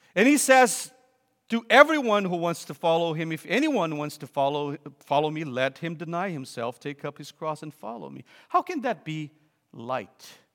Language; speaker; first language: English; non-native, fluent; Portuguese